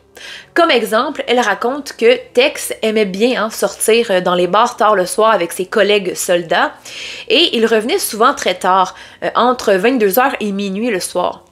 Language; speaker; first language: French; native; French